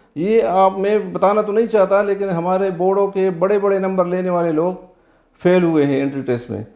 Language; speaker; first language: Urdu; non-native, local second language; Pashto